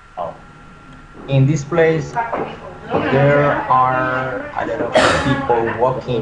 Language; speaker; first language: English; non-native, learner; Spanish